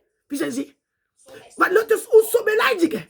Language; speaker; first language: German; non-native, learner; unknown